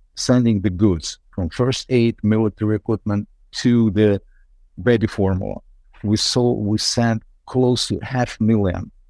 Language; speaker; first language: English; non-native, fluent; Ukrainian